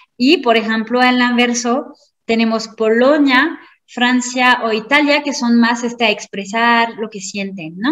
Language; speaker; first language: Spanish; non-native, fluent; French